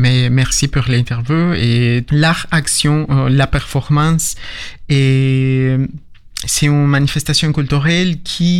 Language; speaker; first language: French; non-native, learner; Spanish